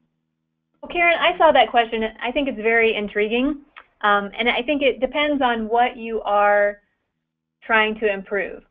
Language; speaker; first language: English; native; English